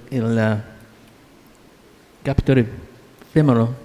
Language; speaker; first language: Spanish; non-native, learner; English